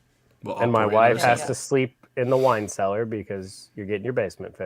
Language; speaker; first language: English; native; English